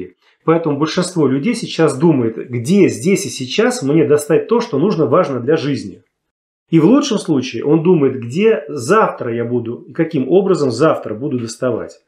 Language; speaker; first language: Russian; native; Russian